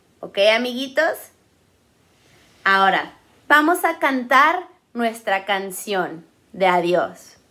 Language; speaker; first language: Spanish; early bilingual, heritage; Spanish